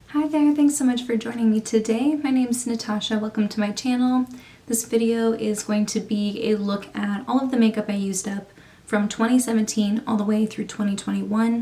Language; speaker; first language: English; native; English